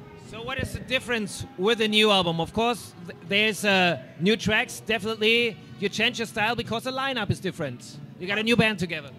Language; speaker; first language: English; non-native, fluent; German